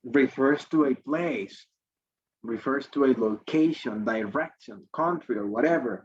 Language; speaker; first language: English; non-native, fluent; Spanish